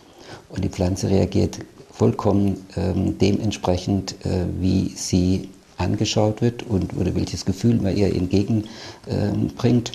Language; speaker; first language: German; native; German